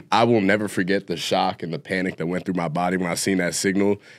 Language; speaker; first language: English; native; English